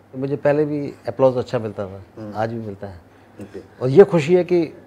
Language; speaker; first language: Hindi; native; Hindi